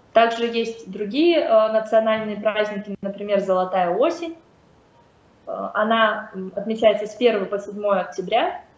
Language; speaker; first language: Russian; native; Russian